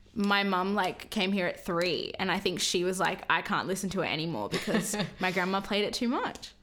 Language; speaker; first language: English; native; English